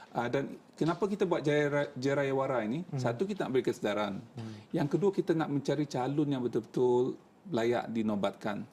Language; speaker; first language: Malay; native; Malay